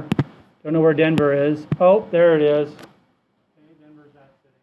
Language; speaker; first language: English; native; English